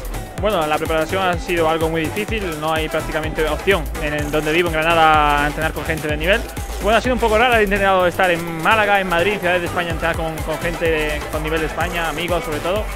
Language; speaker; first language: Spanish; native; Spanish